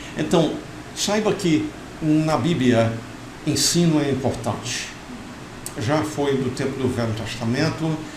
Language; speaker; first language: Portuguese; non-native, fluent; English